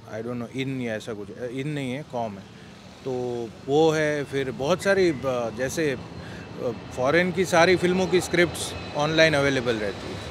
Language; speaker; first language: Hindi; non-native, local second language; Gujarati